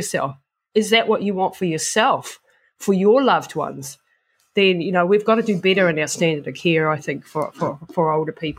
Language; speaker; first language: English; native; English